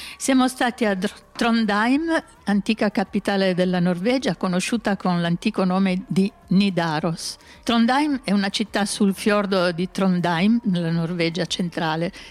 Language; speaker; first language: Italian; native; Italian